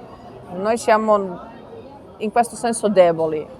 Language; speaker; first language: Italian; non-native, learner; Serbian